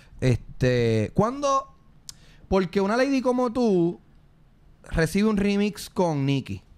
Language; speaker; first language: Spanish; native; Spanish